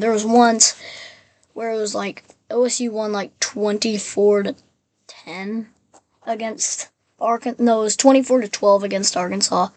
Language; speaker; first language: English; native; English